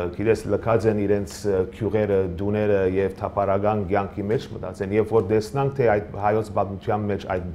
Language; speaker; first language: Armenian; early bilingual, other home language; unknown